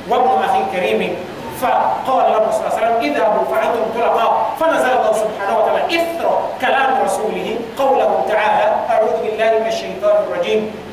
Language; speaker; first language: Arabic; non-native, fluent; Yoruba